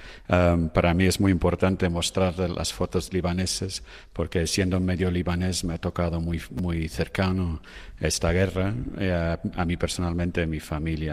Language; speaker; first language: Spanish; non-native, fluent; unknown